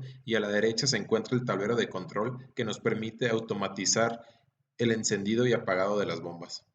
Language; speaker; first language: Spanish; native; Spanish